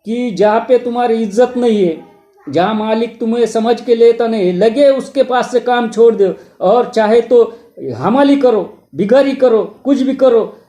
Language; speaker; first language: Hindi; non-native, local second language; Marathi